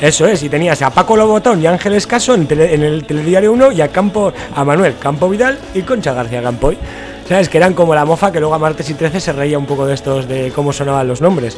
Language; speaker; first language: Spanish; native; Spanish